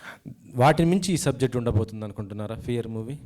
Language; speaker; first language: Telugu; native; Telugu